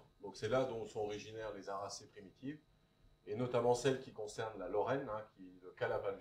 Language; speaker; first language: French; native; French